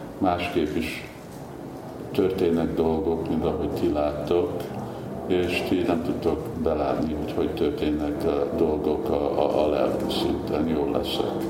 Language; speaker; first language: Hungarian; early bilingual, heritage; Hungarian